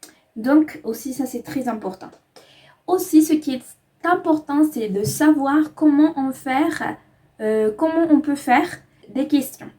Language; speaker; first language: French; non-native, fluent; Spanish